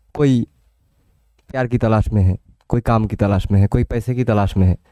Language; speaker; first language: Hindi; non-native, local second language; Bangla